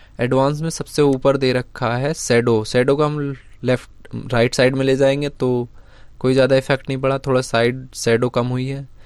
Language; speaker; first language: Hindi; native; Hindi